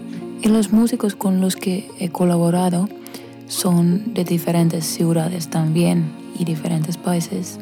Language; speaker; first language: Spanish; non-native, fluent; Finnish